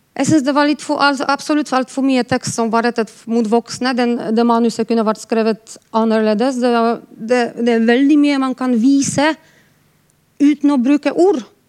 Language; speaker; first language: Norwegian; non-native, fluent; Polish